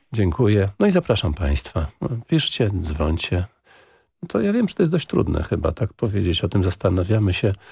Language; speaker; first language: Polish; native; Polish